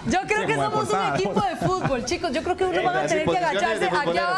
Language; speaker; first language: Spanish; native; Spanish